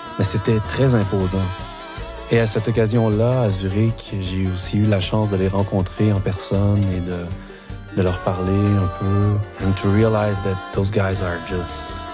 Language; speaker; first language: French; native; French